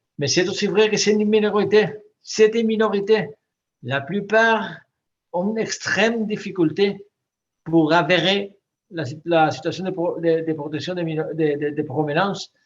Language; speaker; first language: French; non-native, fluent; Spanish